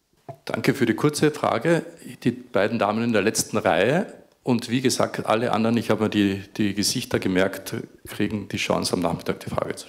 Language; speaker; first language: German; native; German